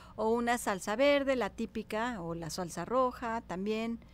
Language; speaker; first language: Spanish; native; Spanish